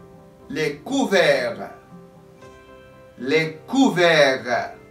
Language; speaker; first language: French; non-native, fluent; Arabic